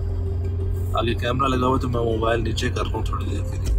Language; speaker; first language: Urdu; native; Urdu